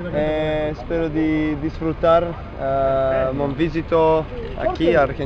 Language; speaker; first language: Spanish; non-native, learner; Serbian